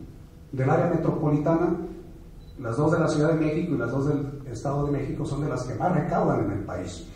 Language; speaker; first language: Spanish; native; Spanish